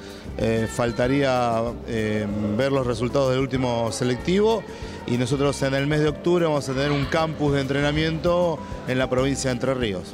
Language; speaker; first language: Spanish; native; Spanish